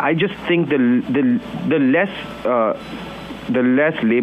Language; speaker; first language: English; non-native, local second language; Hindi